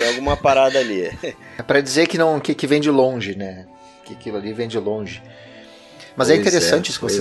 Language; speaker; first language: Portuguese; native; Portuguese